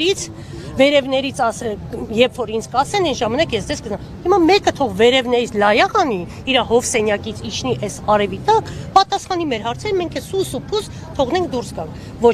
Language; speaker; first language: Armenian; native; Armenian